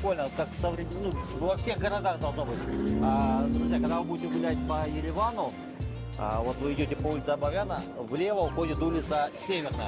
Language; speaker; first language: Russian; native; Russian